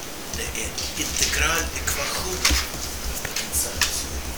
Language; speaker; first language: Swedish; non-native, fluent; Russian